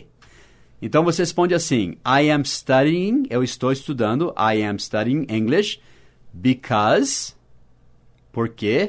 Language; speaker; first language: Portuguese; non-native, fluent; English